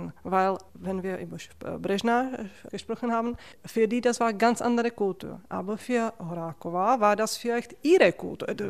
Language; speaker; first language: German; non-native, fluent; Czech